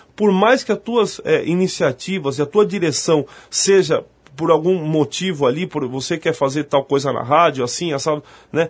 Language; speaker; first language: Portuguese; native; Portuguese